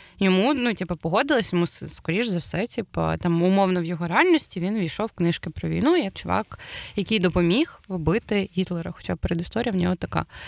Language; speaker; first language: Ukrainian; native; Ukrainian